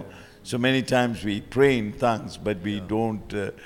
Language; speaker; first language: English; non-native, local second language; Tamil